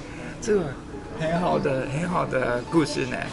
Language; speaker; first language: Chinese; non-native, learner; Japanese